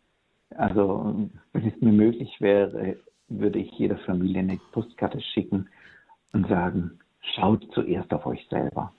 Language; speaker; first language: German; native; German